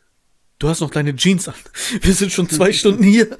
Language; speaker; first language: German; native; German